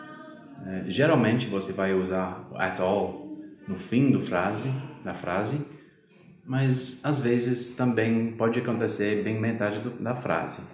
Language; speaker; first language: Portuguese; non-native, fluent; English